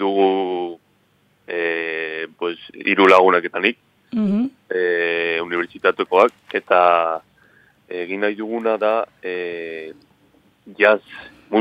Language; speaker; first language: Basque; non-native, local second language; Spanish